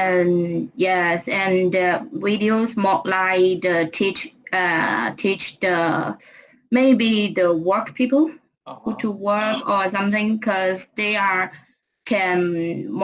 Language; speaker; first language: English; non-native, learner; Thai